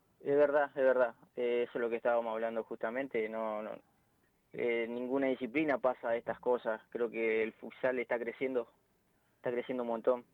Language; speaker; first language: Spanish; native; Spanish